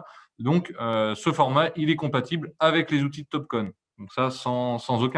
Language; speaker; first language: French; native; French